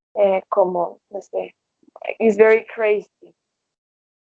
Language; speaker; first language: English; non-native, learner; Spanish